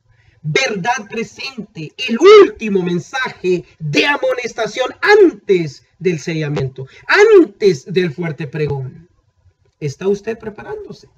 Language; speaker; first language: Spanish; native; Spanish